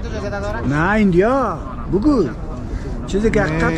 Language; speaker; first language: Hindi; non-native, learner; Persian